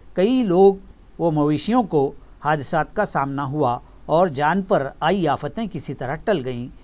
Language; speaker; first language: Urdu; native; Urdu